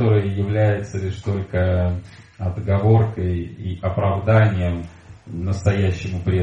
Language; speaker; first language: Russian; native; Russian